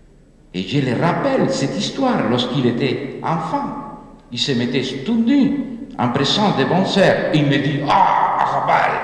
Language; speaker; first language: French; non-native, fluent; Spanish